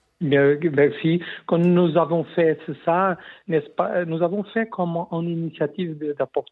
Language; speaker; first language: French; non-native, learner; Portuguese